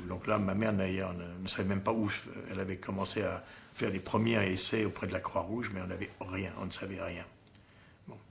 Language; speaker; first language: French; early bilingual, other home language; German